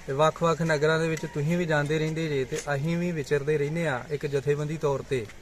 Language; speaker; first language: Punjabi; native; Punjabi